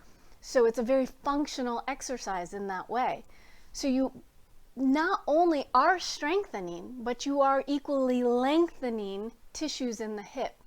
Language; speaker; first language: English; native; English